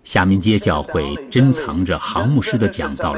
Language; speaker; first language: Chinese; native; Chinese